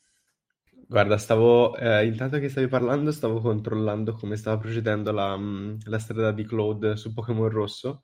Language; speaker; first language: Italian; native; Italian